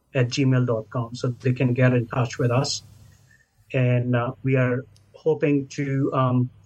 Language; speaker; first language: English; non-native, local second language; Hindi